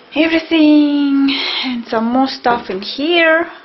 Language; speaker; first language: English; non-native, fluent; Russian